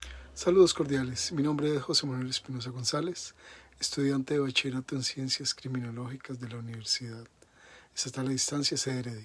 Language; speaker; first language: Spanish; native; Spanish